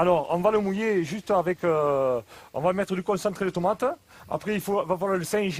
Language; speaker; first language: French; native; French